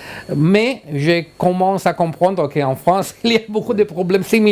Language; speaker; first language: French; non-native, learner; Italian